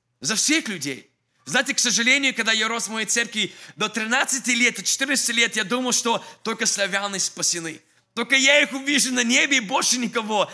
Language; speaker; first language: Russian; early bilingual, heritage; English